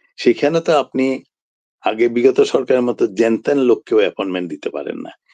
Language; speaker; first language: Bangla; native; Bangla